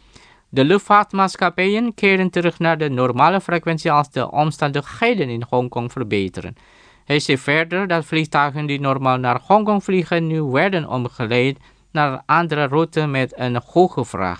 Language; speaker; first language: Dutch; non-native, fluent; Indonesian